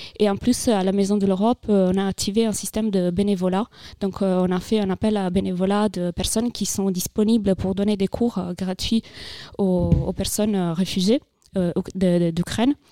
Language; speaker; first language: French; non-native, fluent; Italian